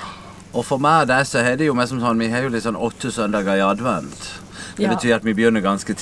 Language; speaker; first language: Norwegian; native; Norwegian